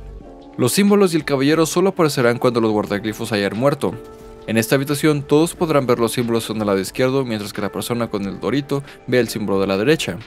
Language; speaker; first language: Spanish; native; Spanish